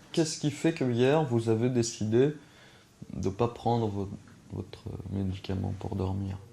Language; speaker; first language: French; native; French